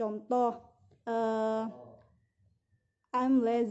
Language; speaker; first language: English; non-native, learner; Indonesian